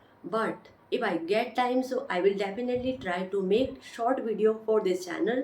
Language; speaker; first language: English; non-native, learner; Hindi